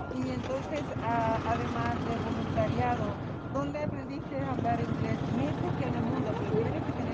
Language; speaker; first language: Spanish; native; Spanish